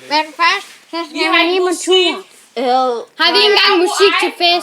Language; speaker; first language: Danish; native; Danish